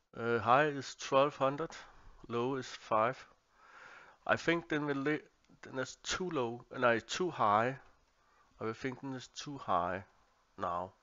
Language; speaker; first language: English; non-native, learner; Danish